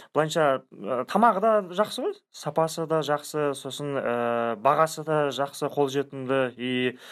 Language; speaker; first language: Kazakh; native; Kazakh